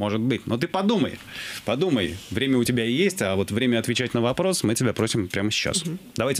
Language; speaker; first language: Russian; native; Russian